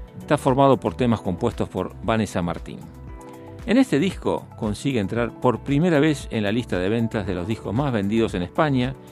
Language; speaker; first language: Spanish; native; Spanish